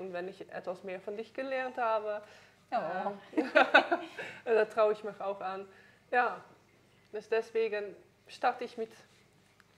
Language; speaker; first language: German; non-native, learner; Dutch